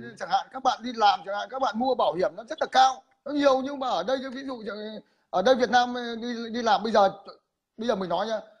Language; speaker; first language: Vietnamese; native; Vietnamese